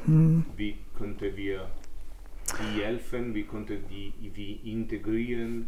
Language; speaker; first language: German; non-native, learner; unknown